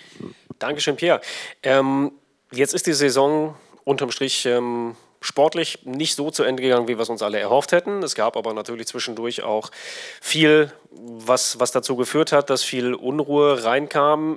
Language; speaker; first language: German; native; German